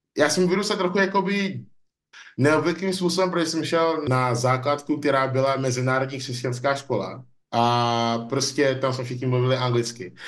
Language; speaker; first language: Czech; early bilingual, other home language; English